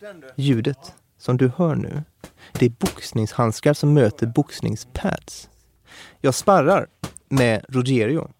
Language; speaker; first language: Swedish; native; Swedish